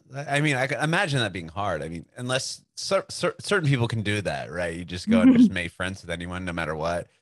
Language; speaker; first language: English; native; English